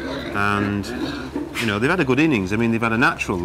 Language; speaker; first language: English; native; English